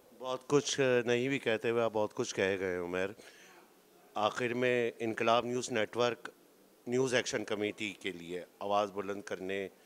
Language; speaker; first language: Urdu; native; Urdu